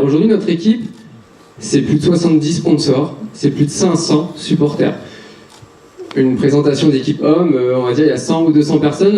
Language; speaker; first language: French; native; French